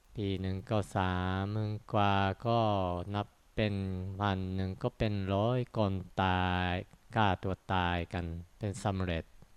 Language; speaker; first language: Thai; non-native, fluent; Japanese